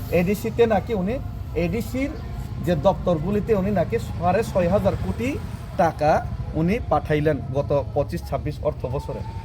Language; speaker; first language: Bangla; non-native, local second language; Kok Borok